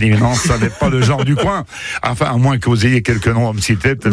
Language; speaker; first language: French; native; French